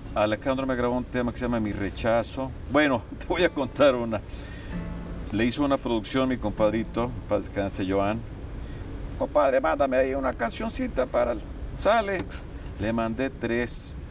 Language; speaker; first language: Spanish; native; Spanish